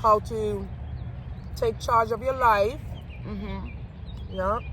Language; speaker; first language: English; native; English